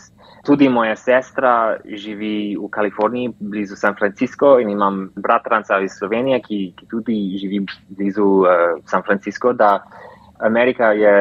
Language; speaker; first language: Slovenian; early bilingual, heritage; English